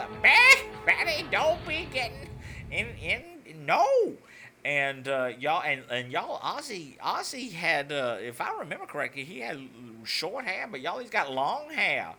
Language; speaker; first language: English; native; English